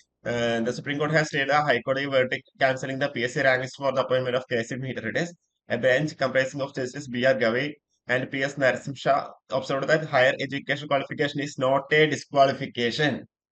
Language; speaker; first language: English; non-native, local second language; Malayalam